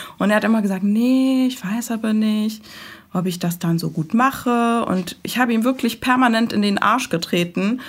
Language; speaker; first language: German; early bilingual, other home language; Persian